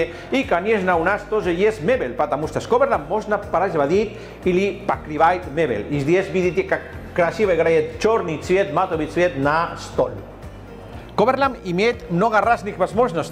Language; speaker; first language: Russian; non-native, learner; Spanish